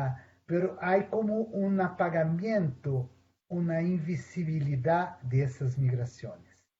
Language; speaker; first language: Spanish; non-native, fluent; Portuguese